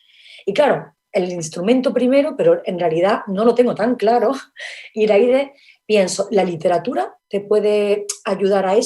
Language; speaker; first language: Spanish; native; Spanish